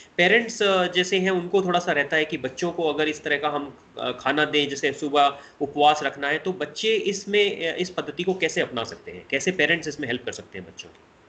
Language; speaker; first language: Hindi; non-native, local second language; Marathi